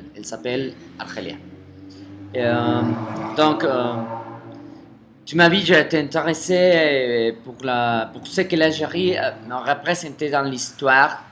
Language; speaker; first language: French; non-native, fluent; Spanish